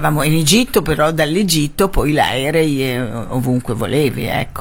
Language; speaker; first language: Italian; non-native, fluent; Arabic